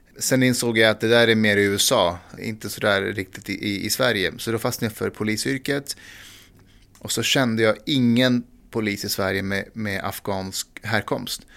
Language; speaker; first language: Swedish; early bilingual, other home language; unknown